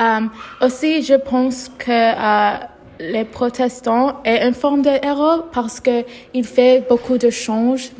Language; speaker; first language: French; non-native, learner; English